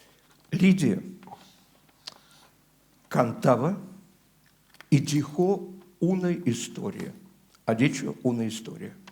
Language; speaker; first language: Spanish; non-native, learner; Russian